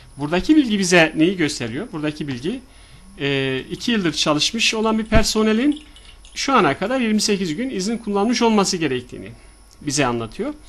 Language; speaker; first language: Turkish; native; Turkish